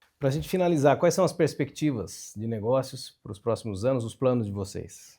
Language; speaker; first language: Portuguese; native; Portuguese